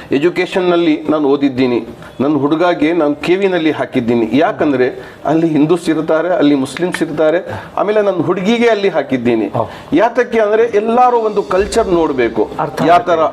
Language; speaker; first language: Kannada; non-native, local second language; Urdu